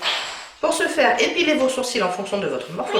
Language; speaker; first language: French; native; French